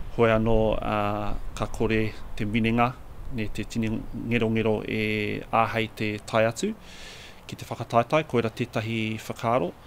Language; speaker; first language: Māori; non-native, local second language; English